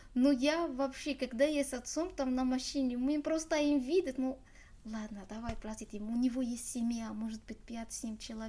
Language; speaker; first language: Russian; non-native, learner; Arabic